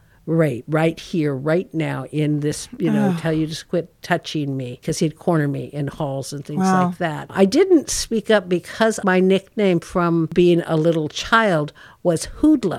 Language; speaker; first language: English; native; English